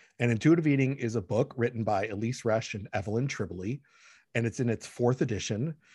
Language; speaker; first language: English; early bilingual, other home language; Spanish